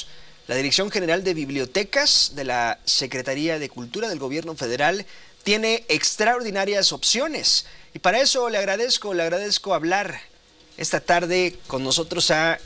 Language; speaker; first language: Spanish; native; Spanish